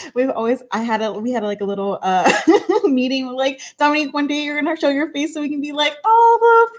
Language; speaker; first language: English; early bilingual, other home language; Spanish